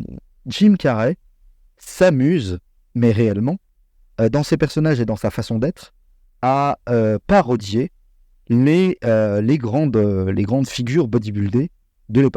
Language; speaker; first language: French; native; French